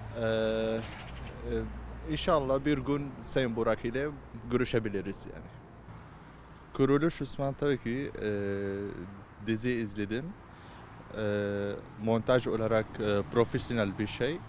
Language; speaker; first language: Turkish; non-native, learner; Arabic